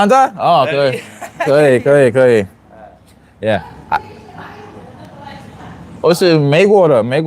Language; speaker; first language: Chinese; non-native, learner; English